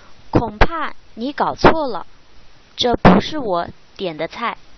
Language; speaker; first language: Chinese; native; Chinese